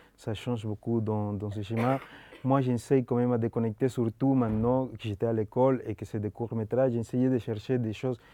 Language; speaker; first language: French; non-native, learner; Spanish